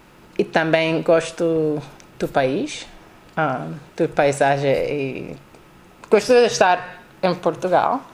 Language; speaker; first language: Portuguese; non-native, learner; English